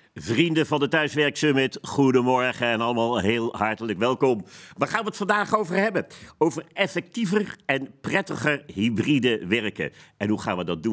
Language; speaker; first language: Dutch; native; Dutch